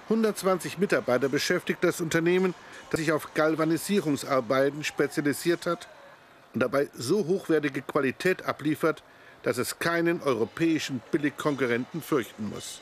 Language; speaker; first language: German; native; German